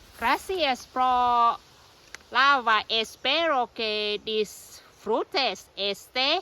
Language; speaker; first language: Spanish; non-native, learner; Thai